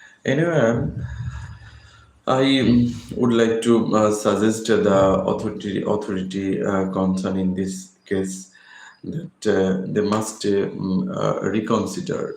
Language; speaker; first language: English; non-native, local second language; Bangla